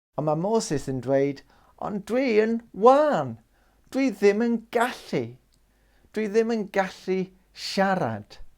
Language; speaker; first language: Welsh; non-native, local second language; English